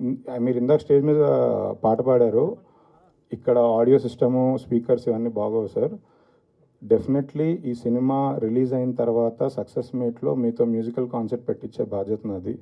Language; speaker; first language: Telugu; native; Telugu